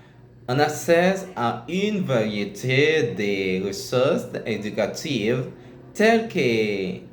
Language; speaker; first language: French; non-native, learner; Spanish